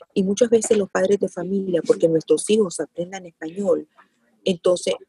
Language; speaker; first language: Spanish; native; Spanish